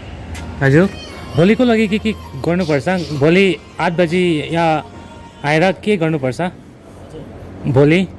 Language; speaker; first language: Nepali; non-native, learner; Karbi